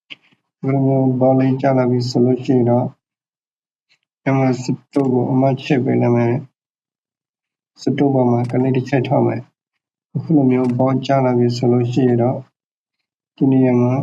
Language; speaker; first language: Burmese; native; Burmese